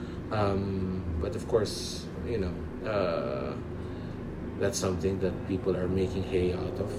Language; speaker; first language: English; non-native, local second language; Filipino